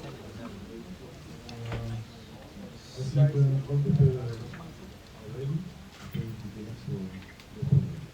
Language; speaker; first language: English; non-native, learner; French